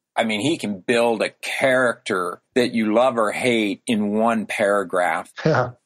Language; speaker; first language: English; native; English